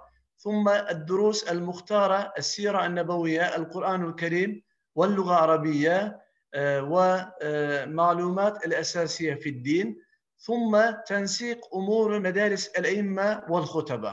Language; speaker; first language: Arabic; non-native, fluent; Turkish